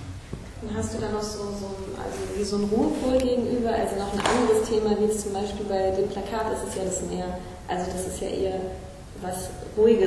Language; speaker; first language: German; native; German